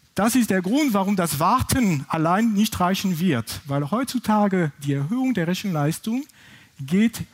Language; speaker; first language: German; non-native, fluent; French